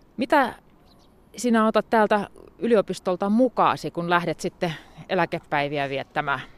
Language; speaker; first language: Finnish; native; Finnish